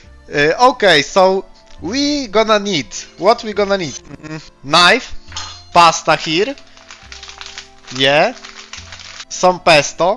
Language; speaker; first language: English; non-native, learner; Polish